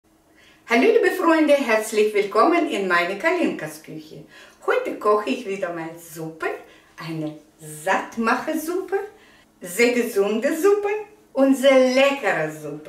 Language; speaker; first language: German; non-native, fluent; Russian